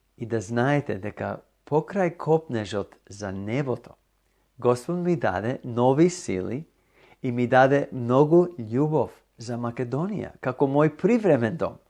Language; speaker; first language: Macedonian; non-native, fluent; English